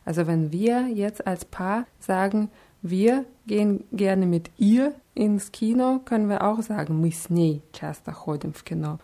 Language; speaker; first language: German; non-native, fluent; Russian